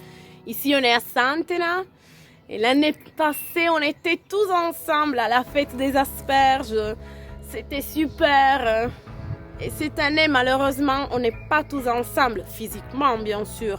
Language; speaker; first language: French; non-native, fluent; Italian